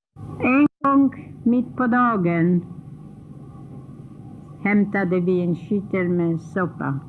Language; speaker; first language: Swedish; non-native, fluent; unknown